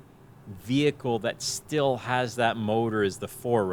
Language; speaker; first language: English; native; English